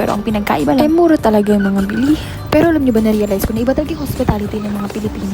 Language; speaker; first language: Filipino; native; Filipino